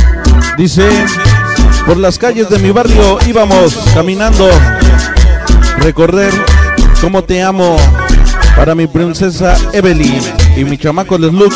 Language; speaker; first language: Spanish; native; Spanish